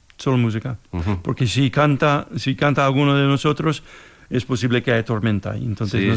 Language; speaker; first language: Spanish; non-native, fluent; English